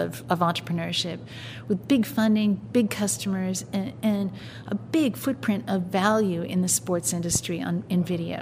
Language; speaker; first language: English; native; English